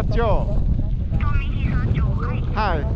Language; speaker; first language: Japanese; native; Japanese